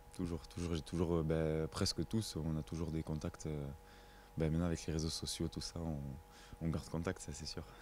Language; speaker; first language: French; native; French